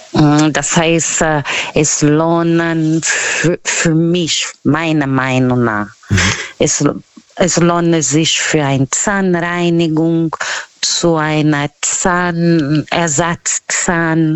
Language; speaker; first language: German; non-native, learner; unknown